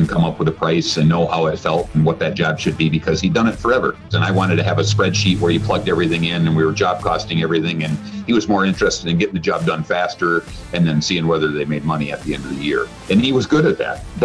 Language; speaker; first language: English; native; English